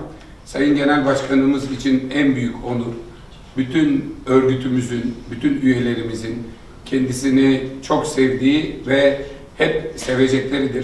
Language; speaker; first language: Turkish; native; Turkish